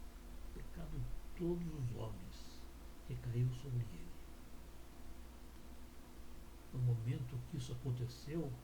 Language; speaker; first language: Portuguese; native; Portuguese